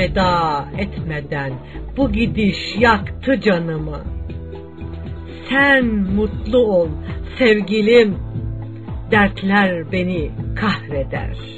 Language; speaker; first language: Turkish; native; Turkish